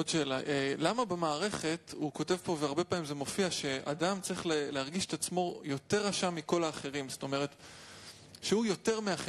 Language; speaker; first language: Hebrew; native; Hebrew